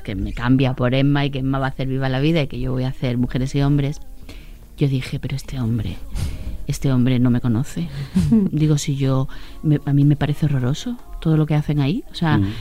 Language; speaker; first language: Spanish; native; Spanish